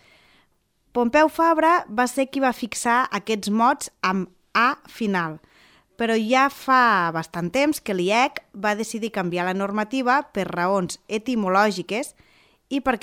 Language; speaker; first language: Catalan; native; Catalan